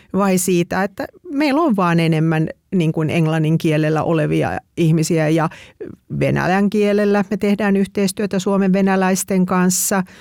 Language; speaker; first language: Finnish; native; Finnish